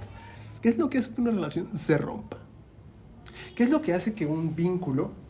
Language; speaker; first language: Spanish; native; Spanish